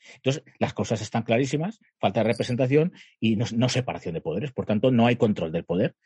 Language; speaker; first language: Spanish; native; Spanish